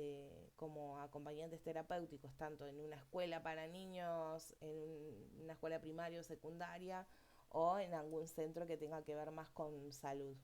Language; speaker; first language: Spanish; native; Spanish